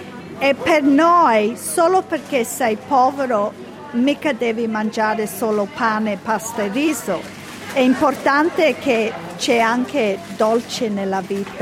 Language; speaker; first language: Italian; early bilingual, heritage; Italian